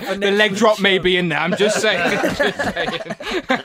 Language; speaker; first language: English; native; English